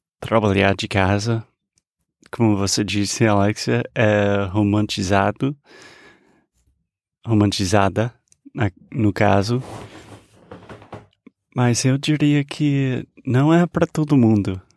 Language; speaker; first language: Portuguese; non-native, fluent; English